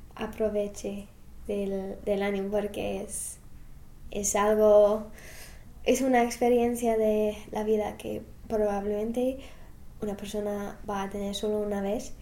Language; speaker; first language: Spanish; non-native, fluent; English